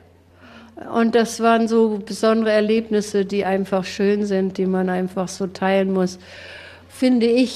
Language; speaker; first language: German; native; German